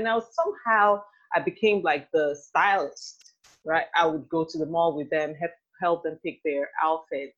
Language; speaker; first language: English; non-native, local second language; Igbo